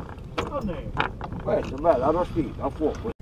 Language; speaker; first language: Italian; native; Italian